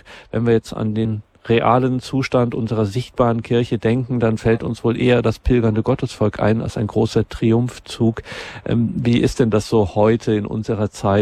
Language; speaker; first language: German; native; German